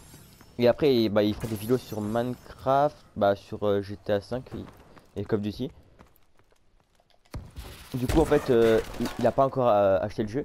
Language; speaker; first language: French; native; French